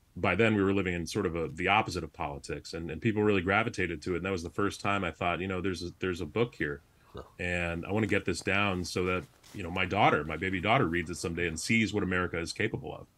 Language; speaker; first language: English; native; English